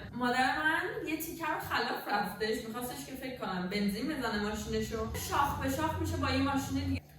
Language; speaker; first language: Persian; native; Persian